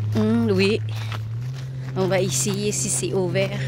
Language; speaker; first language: French; non-native, learner; Filipino